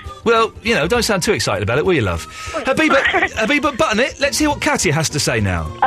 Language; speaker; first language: English; native; English